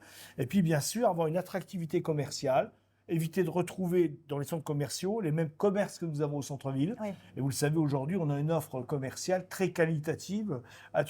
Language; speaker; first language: French; native; French